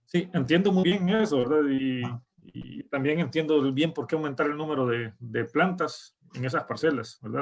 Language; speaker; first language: Spanish; native; Spanish